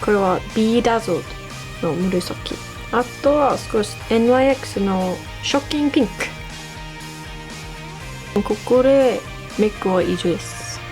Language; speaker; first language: Japanese; non-native, learner; English